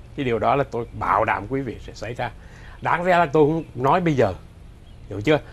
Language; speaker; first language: Vietnamese; native; Vietnamese